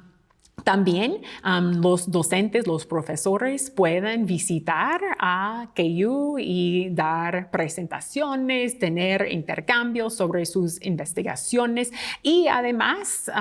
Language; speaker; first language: Spanish; non-native, fluent; English